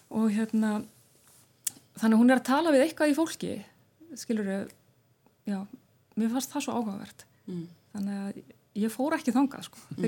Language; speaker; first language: Icelandic; non-native, fluent; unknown